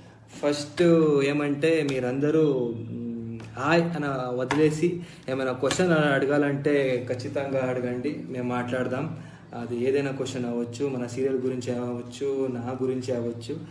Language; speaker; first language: Telugu; non-native, fluent; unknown